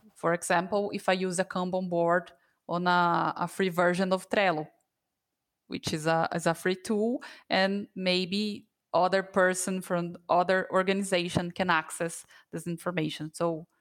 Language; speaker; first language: English; non-native, fluent; Portuguese